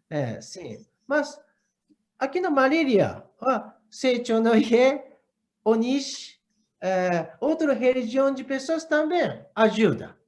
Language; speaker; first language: Portuguese; non-native, learner; Japanese